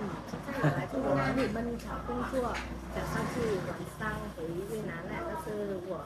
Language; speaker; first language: Chinese; non-native, learner; Vietnamese